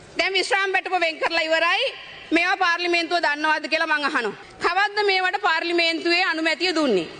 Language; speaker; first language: Sinhala; native; Sinhala